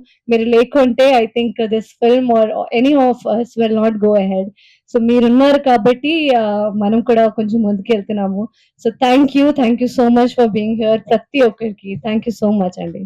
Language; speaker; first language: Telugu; non-native, fluent; Hindi